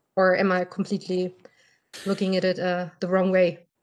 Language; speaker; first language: English; non-native, fluent; German